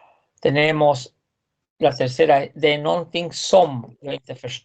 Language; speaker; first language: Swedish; non-native, fluent; Spanish